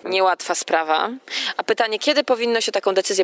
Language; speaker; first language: Polish; native; Polish